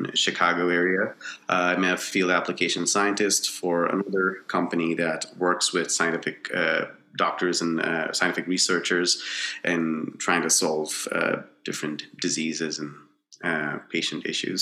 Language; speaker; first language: English; non-native, local second language; Bangla